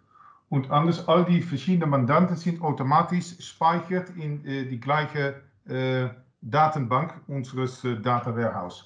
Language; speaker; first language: German; non-native, learner; Dutch